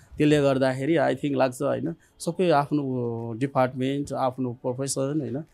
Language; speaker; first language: Nepali; non-native, local second language; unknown